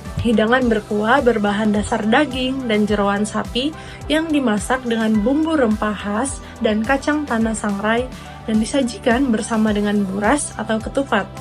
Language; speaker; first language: Indonesian; native; Indonesian